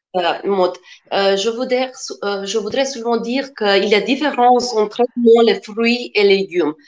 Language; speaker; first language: French; non-native, learner; Macedonian